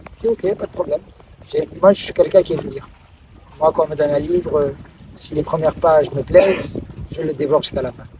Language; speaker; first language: French; non-native, local second language; Arabic